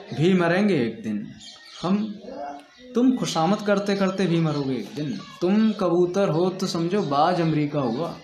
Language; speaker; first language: Hindi; native; Hindi